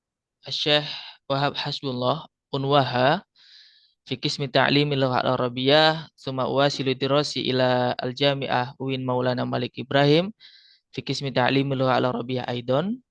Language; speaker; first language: Arabic; non-native, fluent; Indonesian